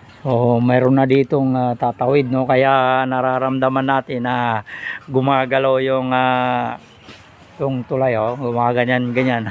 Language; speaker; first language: Filipino; non-native, local second language; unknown